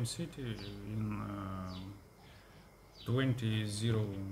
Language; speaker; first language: English; non-native, learner; Russian